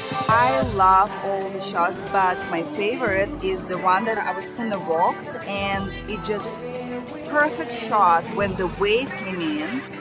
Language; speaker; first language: English; non-native, fluent; Russian